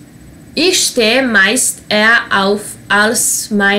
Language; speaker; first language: German; non-native, fluent; Serbian